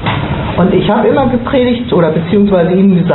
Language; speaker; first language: German; native; German